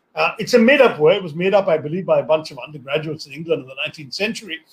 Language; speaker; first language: English; non-native, local second language; Malayalam